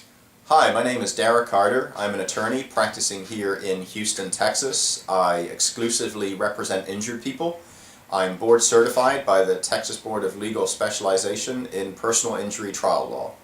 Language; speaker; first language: English; native; English